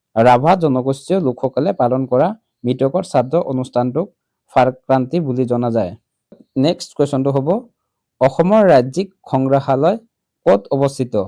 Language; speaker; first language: Assamese; native; Assamese